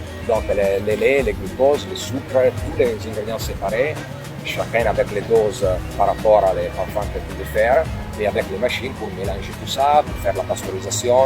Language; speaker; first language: French; non-native, fluent; Italian